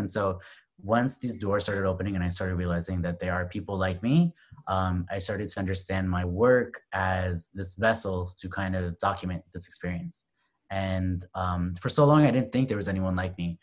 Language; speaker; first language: English; native; English